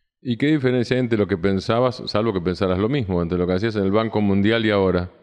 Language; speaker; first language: Spanish; native; Spanish